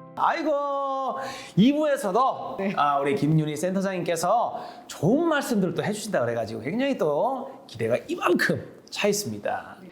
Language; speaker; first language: Korean; native; Korean